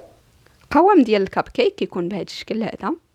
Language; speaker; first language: Arabic; native; Arabic